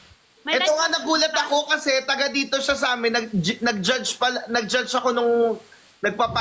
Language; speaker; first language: Filipino; native; Filipino